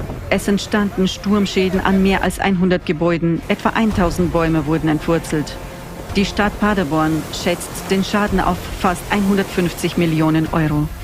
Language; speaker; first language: German; native; German